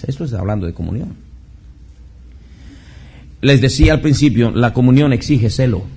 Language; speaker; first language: Spanish; native; Spanish